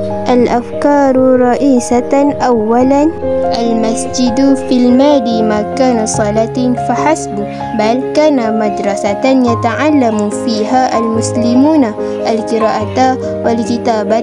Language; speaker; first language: Arabic; non-native, learner; Malay